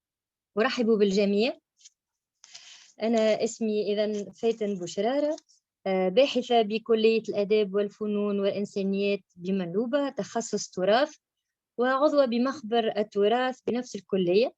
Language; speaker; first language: Arabic; native; Arabic